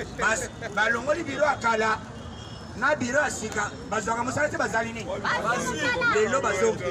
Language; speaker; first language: Lingala; native; Lingala